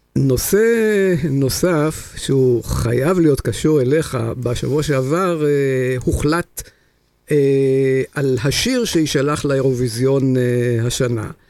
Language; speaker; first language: Hebrew; native; Hebrew